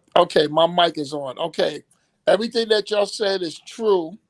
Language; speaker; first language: English; native; English